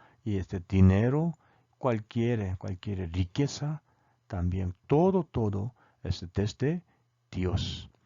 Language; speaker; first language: Spanish; non-native, learner; Korean